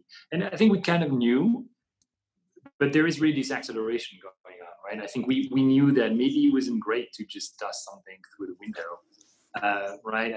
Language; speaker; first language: English; non-native, fluent; French